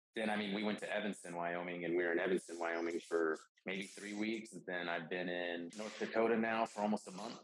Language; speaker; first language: English; native; English